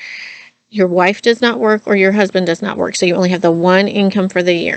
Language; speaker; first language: English; native; English